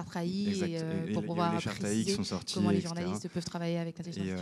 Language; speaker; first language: French; native; French